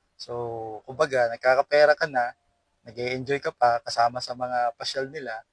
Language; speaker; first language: Filipino; non-native, local second language; Cebuano